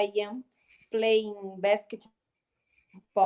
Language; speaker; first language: English; non-native, learner; Portuguese